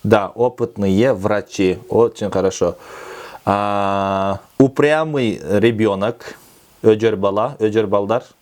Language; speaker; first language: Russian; non-native, local second language; Kyrgyz